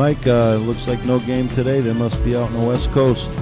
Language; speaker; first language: English; native; English